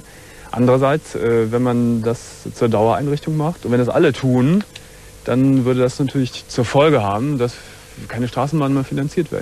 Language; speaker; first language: German; native; German